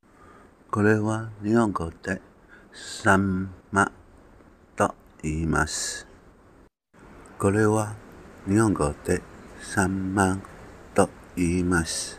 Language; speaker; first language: Japanese; non-native, learner; Chinese